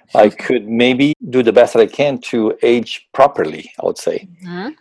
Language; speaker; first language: English; non-native, fluent; Portuguese